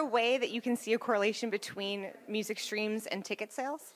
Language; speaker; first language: English; native; English